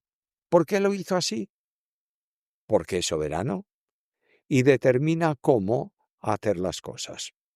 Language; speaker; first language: Spanish; native; Spanish